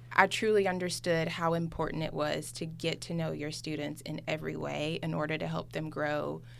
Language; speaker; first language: English; native; English